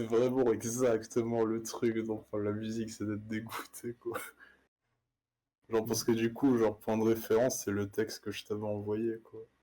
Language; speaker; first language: French; native; French